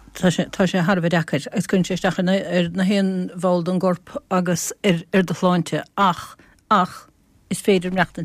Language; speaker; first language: Irish; native; Irish